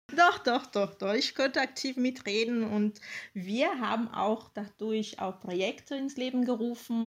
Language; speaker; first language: German; non-native, fluent; Portuguese